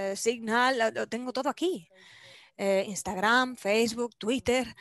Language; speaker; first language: Spanish; non-native, fluent; Polish